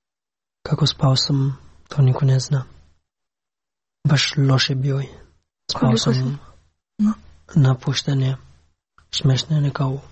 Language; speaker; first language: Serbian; non-native, learner; Pashto